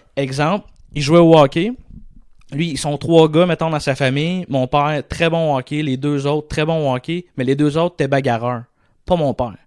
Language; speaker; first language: French; native; French